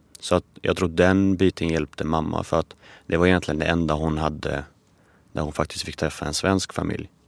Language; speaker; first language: Swedish; early bilingual, other home language; Albanian